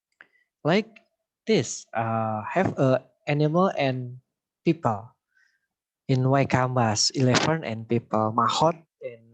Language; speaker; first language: English; non-native, learner; Indonesian